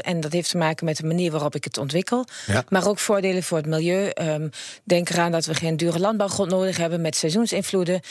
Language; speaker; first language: Dutch; native; Dutch